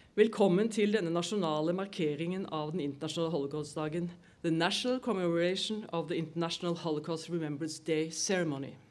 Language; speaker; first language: Norwegian; native; Norwegian